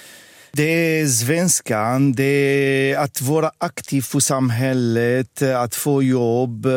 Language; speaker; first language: Swedish; non-native, learner; Arabic